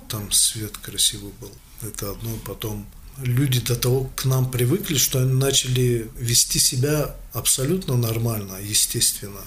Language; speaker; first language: Russian; non-native, local second language; Tajik